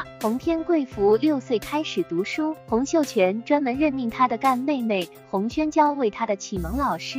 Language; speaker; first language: Chinese; native; Chinese